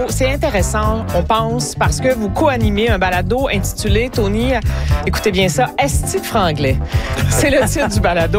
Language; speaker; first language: French; native; French